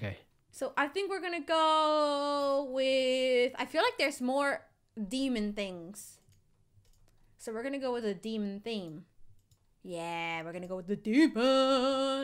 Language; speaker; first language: English; native; English